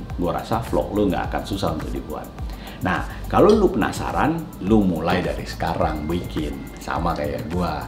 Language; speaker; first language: Indonesian; native; Indonesian